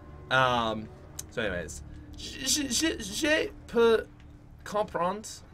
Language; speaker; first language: French; non-native, learner; English